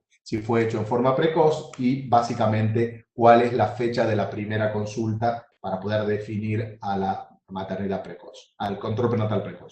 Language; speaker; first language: Spanish; native; Spanish